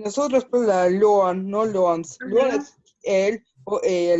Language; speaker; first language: Spanish; non-native, learner; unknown